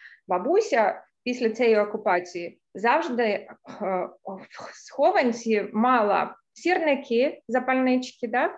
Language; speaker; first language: Ukrainian; non-native, local second language; Russian